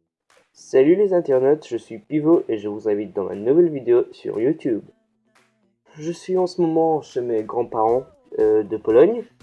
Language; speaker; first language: French; early bilingual, heritage; French